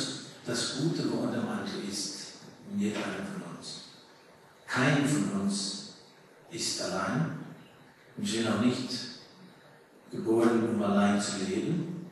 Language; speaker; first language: German; early bilingual, heritage; German